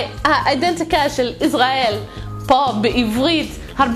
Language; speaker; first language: Hebrew; non-native, fluent; English